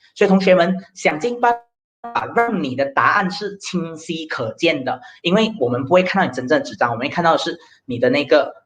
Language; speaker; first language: Chinese; native; Chinese